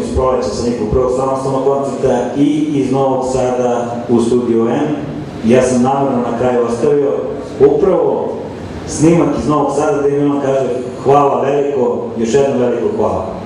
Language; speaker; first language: Serbian; native; Serbian